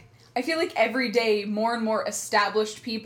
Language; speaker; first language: English; native; English